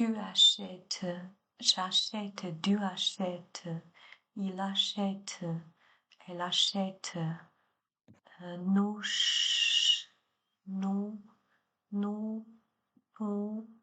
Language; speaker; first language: French; non-native, learner; Chinese